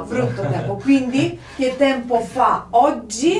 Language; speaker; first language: Italian; non-native, fluent; Polish